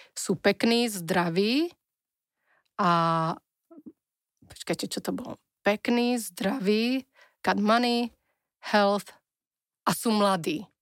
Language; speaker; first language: Slovak; native; Slovak